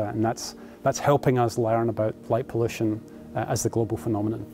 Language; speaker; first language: English; native; English